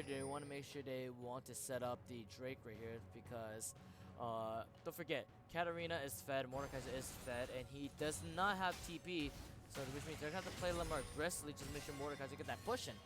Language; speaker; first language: English; native; English